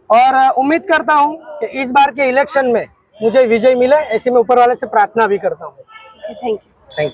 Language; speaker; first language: Hindi; non-native, local second language; Gujarati